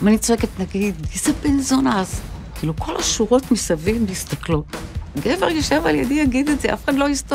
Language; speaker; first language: Hebrew; native; Hebrew